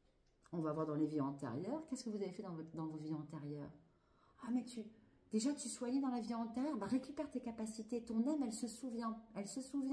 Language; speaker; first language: French; native; French